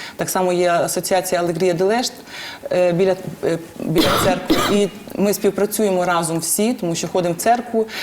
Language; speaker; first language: Ukrainian; native; Ukrainian